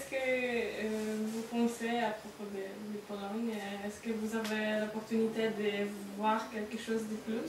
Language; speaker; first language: French; non-native, learner; Polish